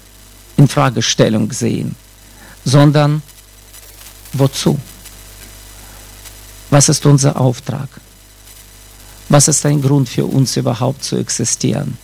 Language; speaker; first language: German; non-native, fluent; Russian